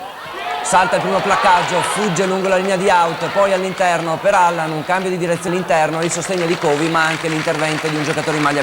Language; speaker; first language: Italian; native; Italian